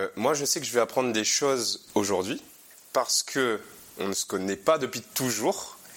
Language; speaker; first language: French; native; French